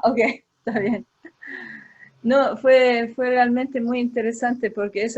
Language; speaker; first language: Spanish; early bilingual, heritage; Spanish